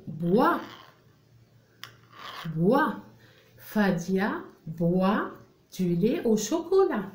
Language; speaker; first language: French; non-native, local second language; Arabic